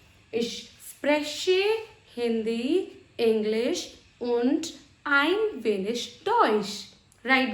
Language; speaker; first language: German; non-native, fluent; Hindi